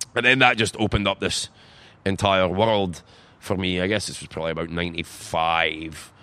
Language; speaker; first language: English; native; English